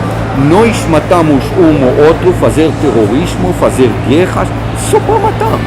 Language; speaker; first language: Portuguese; non-native, fluent; Hebrew